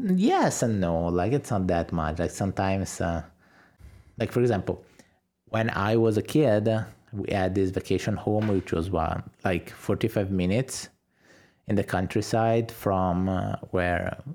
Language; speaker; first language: English; non-native, fluent; Italian